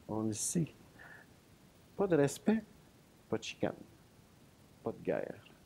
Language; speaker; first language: French; native; French